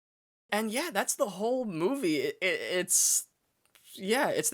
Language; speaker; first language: English; native; English